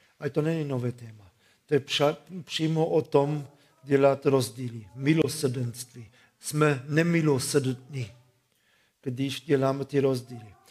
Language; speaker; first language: Czech; non-native, fluent; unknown